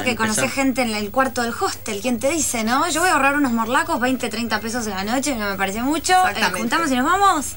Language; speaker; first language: Spanish; native; Spanish